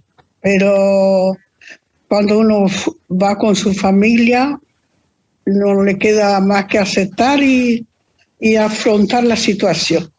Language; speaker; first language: Spanish; early bilingual, other home language; Italian